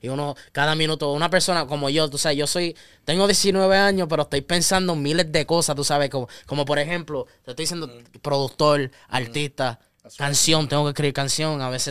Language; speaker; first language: Spanish; early bilingual, heritage; Spanish